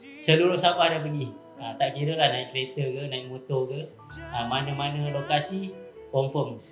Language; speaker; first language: Malay; native; Malay